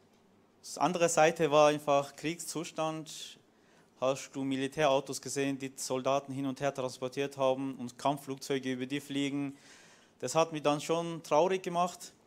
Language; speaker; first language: German; non-native, fluent; Armenian